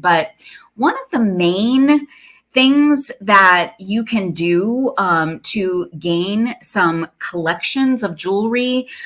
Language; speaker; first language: English; native; English